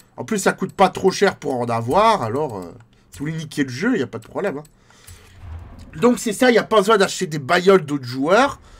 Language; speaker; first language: French; native; French